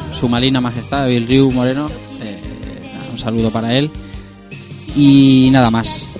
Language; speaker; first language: Spanish; native; Spanish